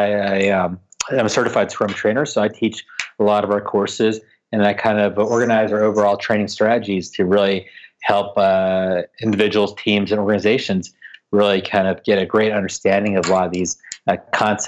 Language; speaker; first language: English; native; English